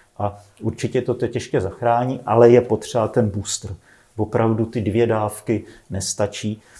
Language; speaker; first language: Czech; native; Czech